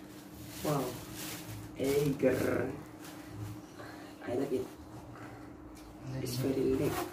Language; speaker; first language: English; non-native, learner; Indonesian